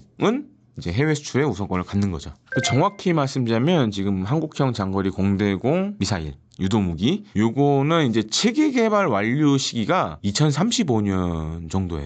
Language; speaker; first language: Korean; native; Korean